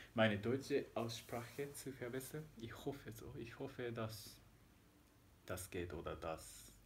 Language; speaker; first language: German; non-native, learner; Japanese